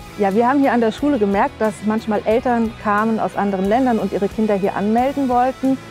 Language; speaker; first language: German; native; German